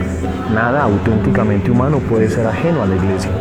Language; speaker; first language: Spanish; native; Spanish